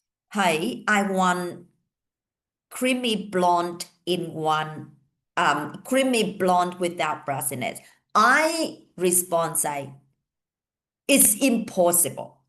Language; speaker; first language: English; non-native, fluent; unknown